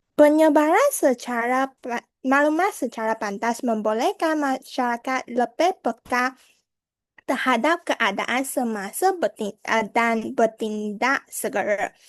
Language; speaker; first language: Malay; non-native, local second language; Chinese